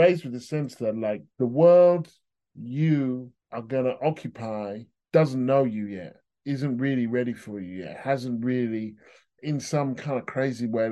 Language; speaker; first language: English; native; English